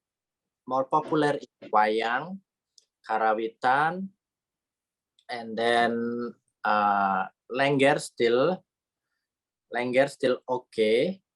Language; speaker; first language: English; non-native, learner; Indonesian